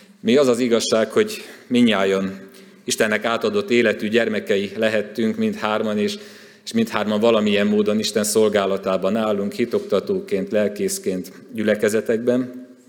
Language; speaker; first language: Hungarian; native; Hungarian